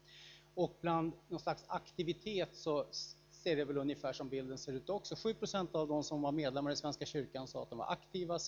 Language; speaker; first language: Swedish; native; Swedish